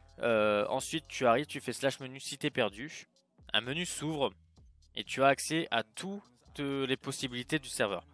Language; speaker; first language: French; native; French